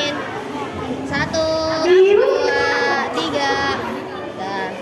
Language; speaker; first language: Indonesian; native; Indonesian